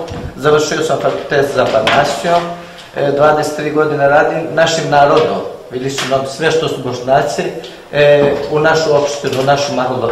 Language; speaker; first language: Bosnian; early bilingual, heritage; Bosnian